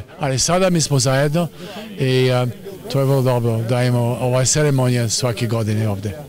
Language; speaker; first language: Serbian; non-native, learner; English